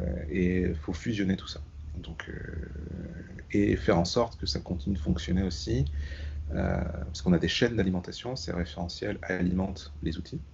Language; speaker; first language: French; native; French